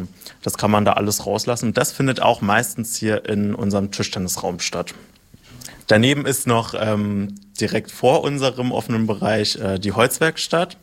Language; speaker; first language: German; native; German